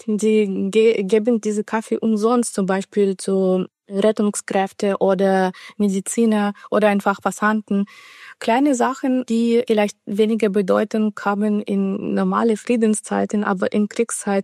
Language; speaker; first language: German; non-native, fluent; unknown